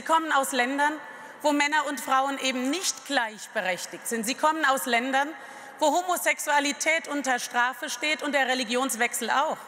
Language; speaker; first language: German; native; German